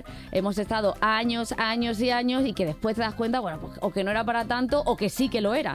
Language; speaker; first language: Spanish; native; Spanish